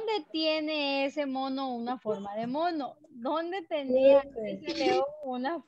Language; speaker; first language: Spanish; native; Spanish